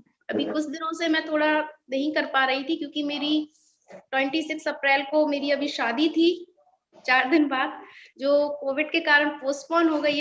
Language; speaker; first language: Hindi; native; Hindi